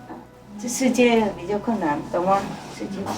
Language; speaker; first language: Chinese; non-native, fluent; Vietnamese